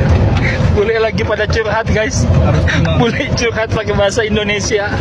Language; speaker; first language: Indonesian; non-native, learner; English